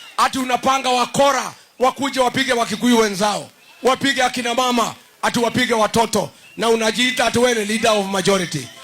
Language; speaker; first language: Swahili; non-native, local second language; Kikuyu